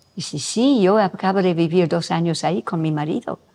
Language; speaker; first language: Spanish; non-native, fluent; English